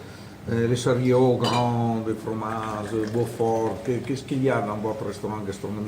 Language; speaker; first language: French; non-native, fluent; Italian